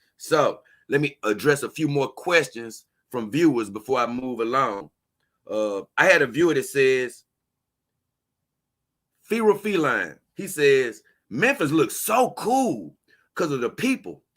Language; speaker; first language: English; native; English